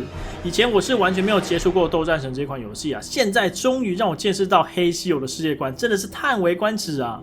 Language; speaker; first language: Chinese; native; Chinese